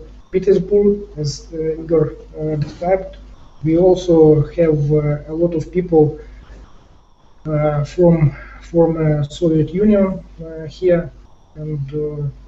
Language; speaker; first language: English; non-native, fluent; Ukrainian